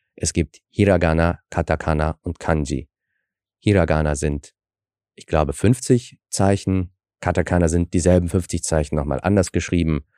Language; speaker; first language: German; early bilingual, other home language; Russian